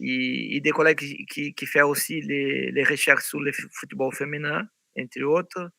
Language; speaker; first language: French; non-native, fluent; Portuguese